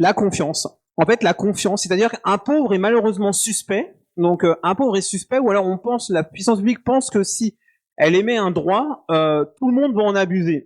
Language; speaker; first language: French; native; French